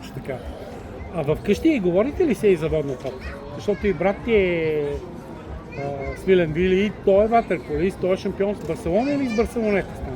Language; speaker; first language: Bulgarian; native; Bulgarian